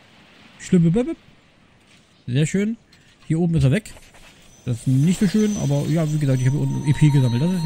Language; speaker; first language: German; native; German